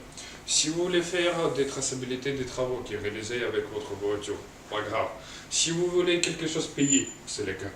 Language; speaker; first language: French; non-native, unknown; Russian